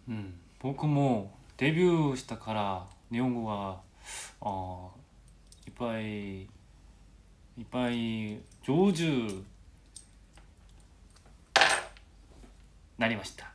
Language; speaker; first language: Japanese; non-native, learner; Korean